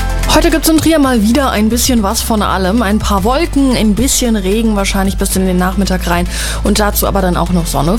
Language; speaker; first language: German; native; German